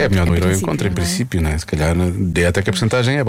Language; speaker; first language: Portuguese; native; Portuguese